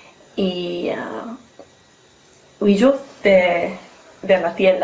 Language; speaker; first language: Spanish; non-native, learner; English